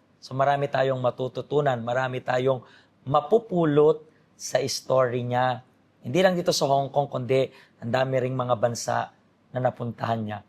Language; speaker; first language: Filipino; native; Filipino